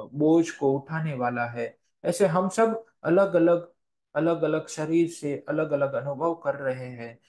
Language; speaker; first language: Hindi; non-native, local second language; Gujarati